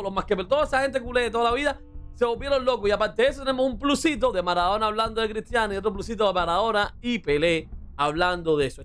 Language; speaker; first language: Spanish; native; Spanish